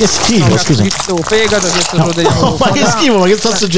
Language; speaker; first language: Italian; native; Italian